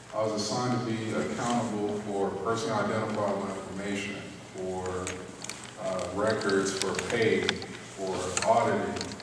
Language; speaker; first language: English; native; English